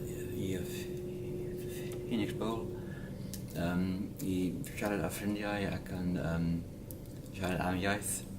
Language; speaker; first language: Welsh; non-native, learner; English